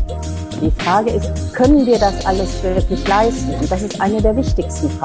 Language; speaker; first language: German; native; German